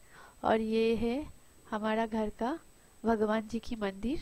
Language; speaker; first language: Hindi; non-native, local second language; Bangla